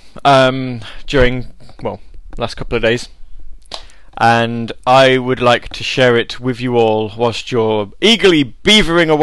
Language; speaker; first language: English; native; English